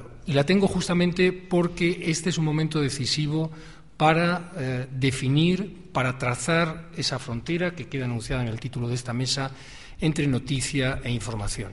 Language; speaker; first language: Spanish; native; Spanish